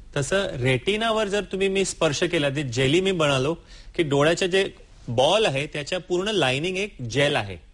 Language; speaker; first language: Marathi; non-native, local second language; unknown